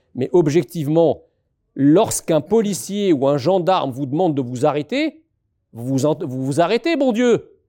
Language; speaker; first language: French; early bilingual, other home language; Arabic